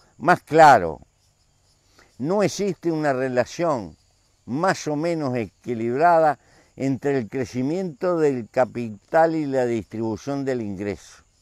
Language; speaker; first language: Spanish; native; Spanish